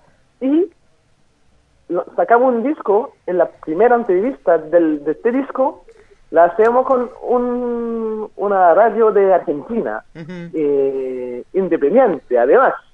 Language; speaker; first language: Spanish; non-native, fluent; French